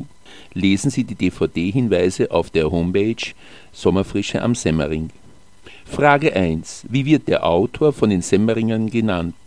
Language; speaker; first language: German; native; German